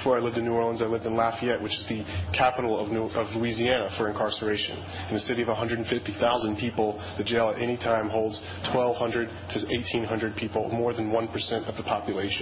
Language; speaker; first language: English; native; English